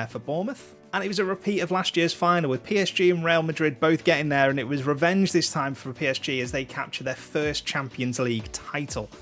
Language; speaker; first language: English; native; English